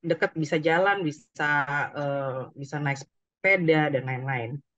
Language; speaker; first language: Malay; non-native, fluent; Japanese